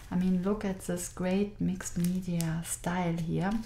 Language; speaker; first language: English; non-native, fluent; German